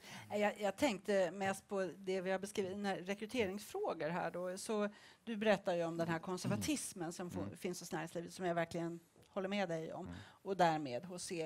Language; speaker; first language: Swedish; native; Swedish